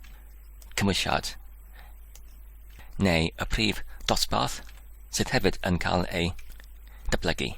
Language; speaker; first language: Welsh; non-native, learner; English